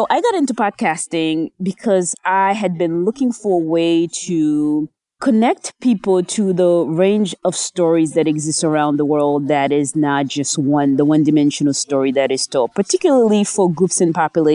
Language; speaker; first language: English; native; English